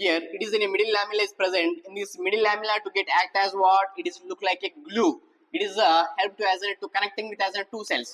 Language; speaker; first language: English; non-native, local second language; Telugu